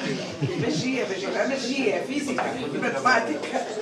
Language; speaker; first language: Portuguese; native; Portuguese